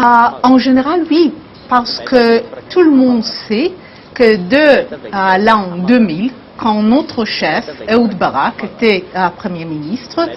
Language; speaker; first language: French; non-native, learner; Hebrew